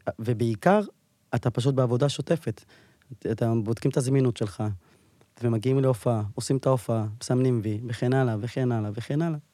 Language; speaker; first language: Hebrew; native; Hebrew